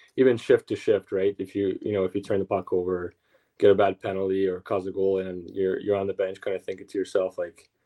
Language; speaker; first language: English; early bilingual, other home language; Russian